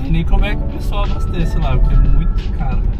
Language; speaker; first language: Portuguese; native; Portuguese